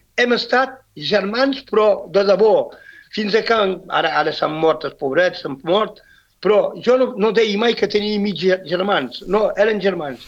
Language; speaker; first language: Catalan; non-native, local second language; French